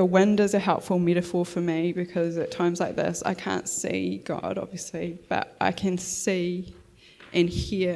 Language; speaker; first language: English; native; English